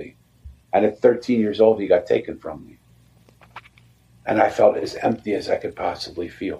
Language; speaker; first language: English; native; English